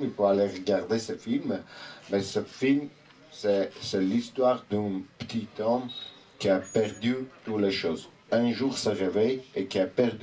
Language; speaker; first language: French; non-native, fluent; Armenian